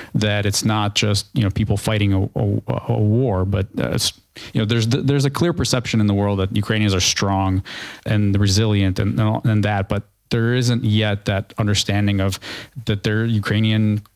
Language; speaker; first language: English; early bilingual, other home language; Ukrainian